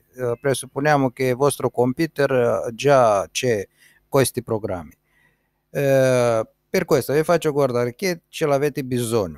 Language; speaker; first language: Italian; non-native, learner; Romanian